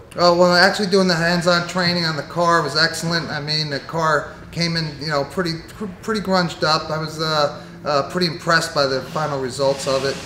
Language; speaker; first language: English; native; English